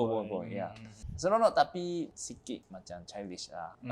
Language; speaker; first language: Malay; non-native, fluent; Japanese